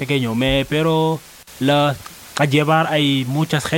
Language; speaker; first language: Spanish; non-native, learner; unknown